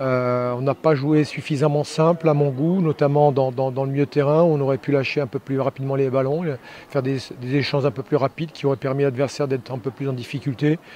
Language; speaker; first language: French; native; French